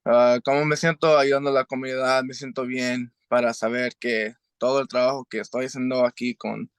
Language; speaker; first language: Spanish; early bilingual, heritage; Spanish